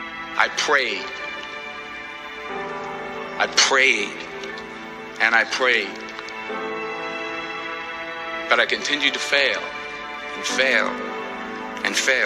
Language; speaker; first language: English; native; English